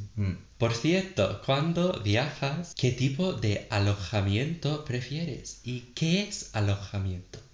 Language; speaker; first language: Spanish; non-native, learner; English